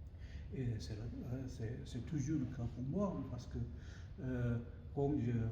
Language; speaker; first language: French; non-native, learner; Japanese